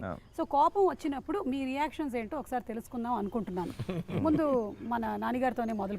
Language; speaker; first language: Telugu; native; Telugu